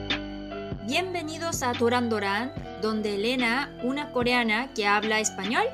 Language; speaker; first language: Spanish; non-native, local second language; Korean